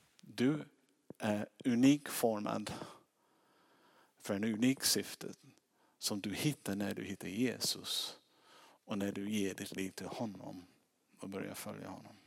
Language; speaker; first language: Swedish; non-native, fluent; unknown